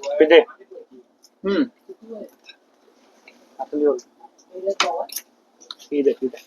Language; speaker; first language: Turkish; non-native, fluent; Hindi